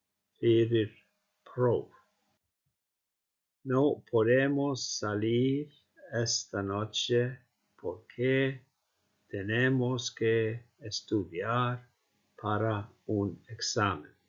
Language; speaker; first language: Spanish; non-native, fluent; Icelandic